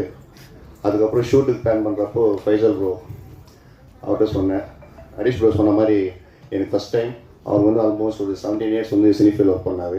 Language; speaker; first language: Tamil; native; Tamil